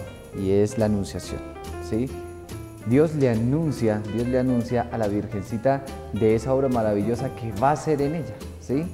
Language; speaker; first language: Spanish; native; Spanish